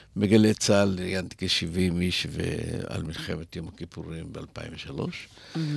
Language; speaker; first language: Hebrew; native; Hebrew